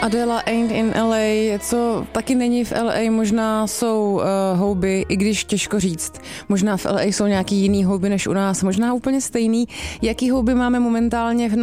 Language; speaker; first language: Czech; native; Czech